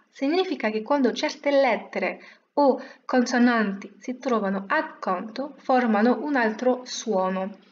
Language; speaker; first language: Italian; non-native, fluent; French